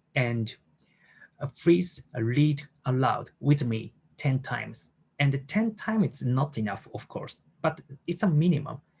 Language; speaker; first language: English; non-native, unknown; Japanese